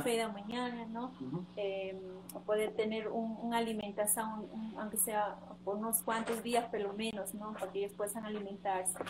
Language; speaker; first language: Portuguese; non-native, learner; Spanish